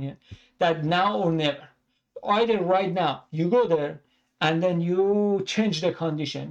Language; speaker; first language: English; non-native, fluent; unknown